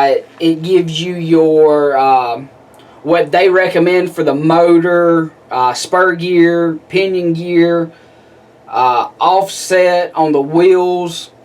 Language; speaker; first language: English; native; English